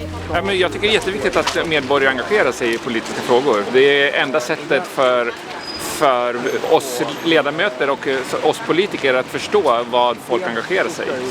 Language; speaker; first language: Swedish; native; Swedish